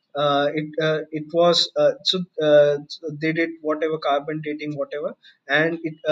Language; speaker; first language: English; non-native, local second language; Hindi